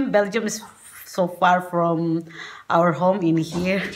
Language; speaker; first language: English; non-native, learner; Indonesian